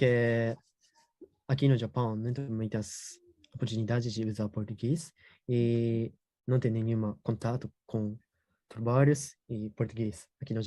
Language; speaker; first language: Portuguese; non-native, learner; Japanese